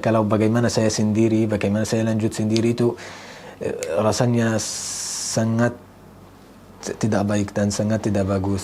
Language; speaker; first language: Indonesian; non-native, learner; Arabic